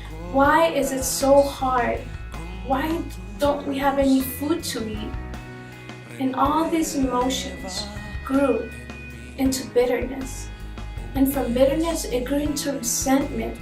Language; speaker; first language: English; early bilingual, other home language; Spanish